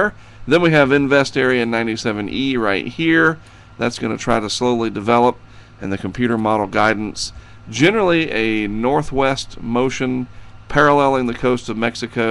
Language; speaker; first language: English; native; English